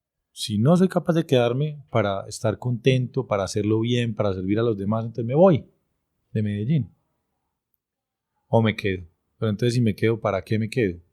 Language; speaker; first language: Spanish; native; Spanish